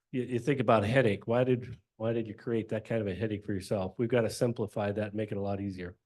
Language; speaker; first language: English; native; English